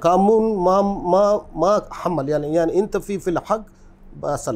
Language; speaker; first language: Arabic; non-native, learner; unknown